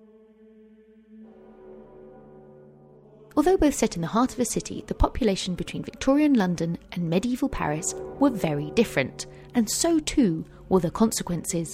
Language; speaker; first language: English; native; English